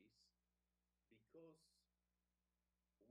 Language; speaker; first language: English; non-native, fluent; Italian